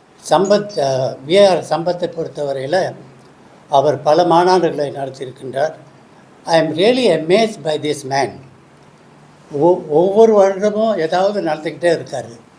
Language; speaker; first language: Tamil; native; Tamil